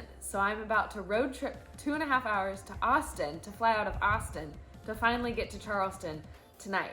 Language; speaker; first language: English; native; English